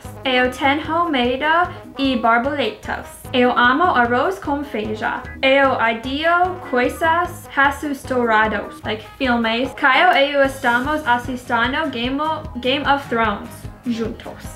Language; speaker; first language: Portuguese; non-native, learner; English